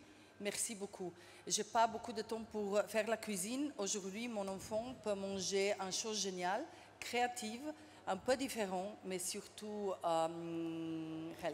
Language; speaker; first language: French; non-native, fluent; Slovenian